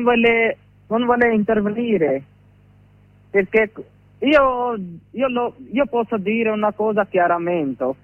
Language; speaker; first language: Italian; non-native, learner; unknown